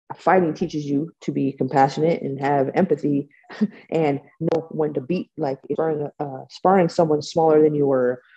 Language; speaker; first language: English; native; English